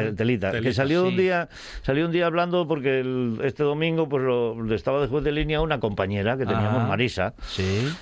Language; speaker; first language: Spanish; native; Spanish